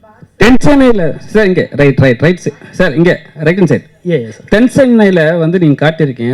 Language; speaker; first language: Tamil; native; Tamil